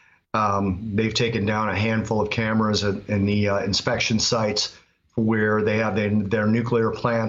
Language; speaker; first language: English; native; English